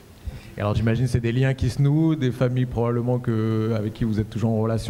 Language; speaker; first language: French; native; French